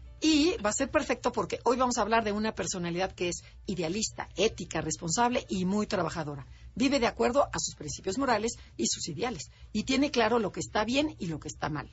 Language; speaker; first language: Spanish; native; Spanish